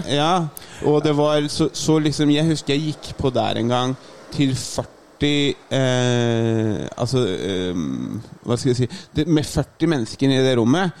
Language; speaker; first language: Norwegian; native; Norwegian